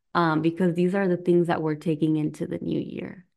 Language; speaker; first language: English; native; English